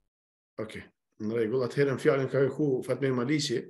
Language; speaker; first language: Albanian; native; Albanian